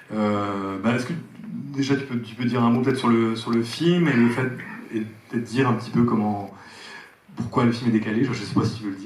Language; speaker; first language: French; native; French